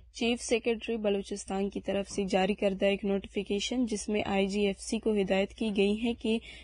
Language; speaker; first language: Urdu; non-native, local second language; Baluchi